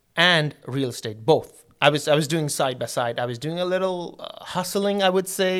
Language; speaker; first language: English; non-native, local second language; Urdu